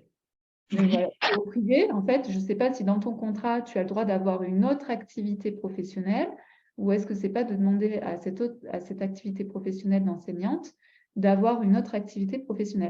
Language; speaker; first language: French; native; French